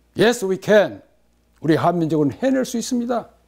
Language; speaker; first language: Korean; native; Korean